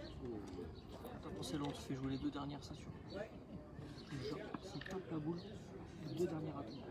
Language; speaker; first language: French; native; French